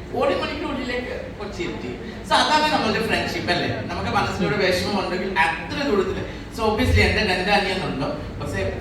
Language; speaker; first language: Malayalam; non-native, local second language; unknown